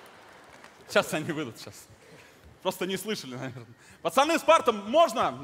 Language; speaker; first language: Russian; native; Russian